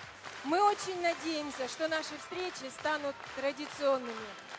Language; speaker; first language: Russian; native; Russian